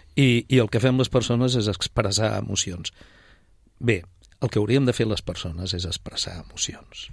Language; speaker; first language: Catalan; native; Catalan